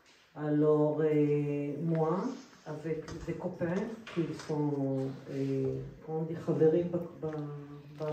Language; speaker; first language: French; early bilingual, heritage; Hebrew